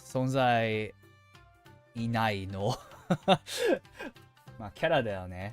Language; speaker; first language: Japanese; non-native, fluent; English